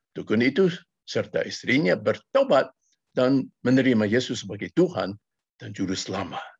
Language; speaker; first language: Malay; non-native, fluent; English